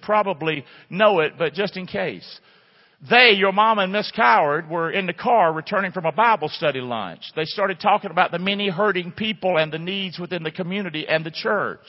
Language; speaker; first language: English; native; English